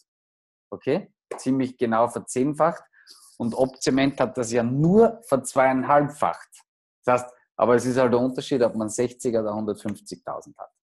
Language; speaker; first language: German; native; German